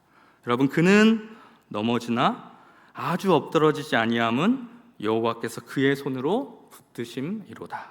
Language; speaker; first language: Korean; native; Korean